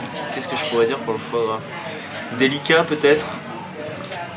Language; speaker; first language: French; native; French